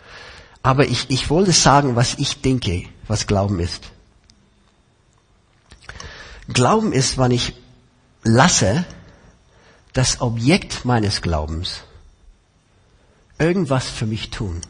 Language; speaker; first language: German; non-native, fluent; English